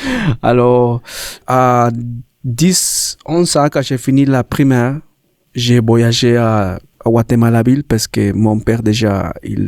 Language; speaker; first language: French; non-native, learner; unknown